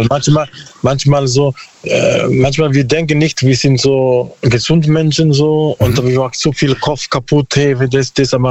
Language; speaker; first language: German; non-native, learner; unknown